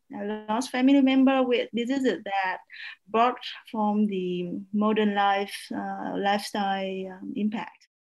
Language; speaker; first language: English; non-native, fluent; Vietnamese